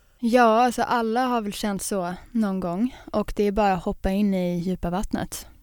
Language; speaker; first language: Swedish; native; Swedish